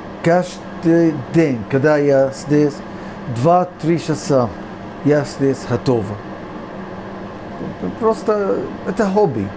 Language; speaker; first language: Ukrainian; non-native, learner; English